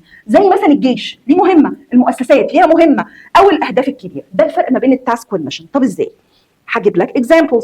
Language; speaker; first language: Arabic; native; Arabic